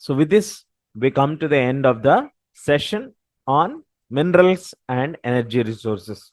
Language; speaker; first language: English; non-native, local second language; Telugu